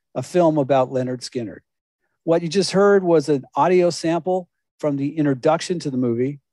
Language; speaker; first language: English; native; English